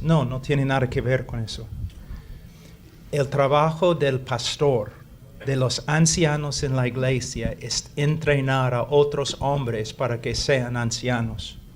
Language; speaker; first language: Spanish; non-native, fluent; English